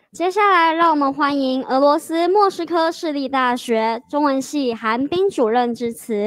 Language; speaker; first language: Chinese; native; Chinese